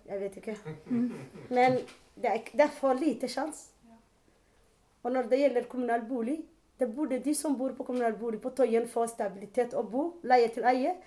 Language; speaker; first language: Norwegian; non-native, learner; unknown